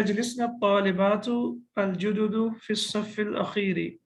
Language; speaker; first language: Arabic; non-native, fluent; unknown